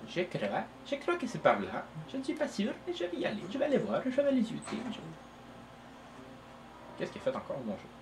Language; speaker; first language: French; native; French